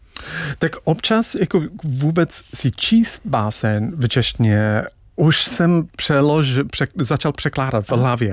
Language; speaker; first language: Czech; non-native, fluent; English